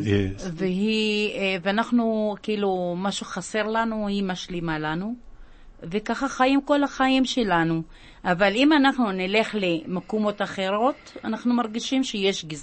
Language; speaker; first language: Hebrew; non-native, local second language; Arabic